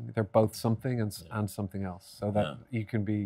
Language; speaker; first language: English; native; English